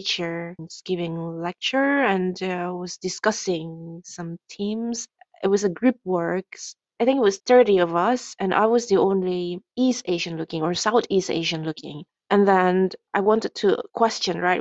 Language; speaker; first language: English; non-native, fluent; Indonesian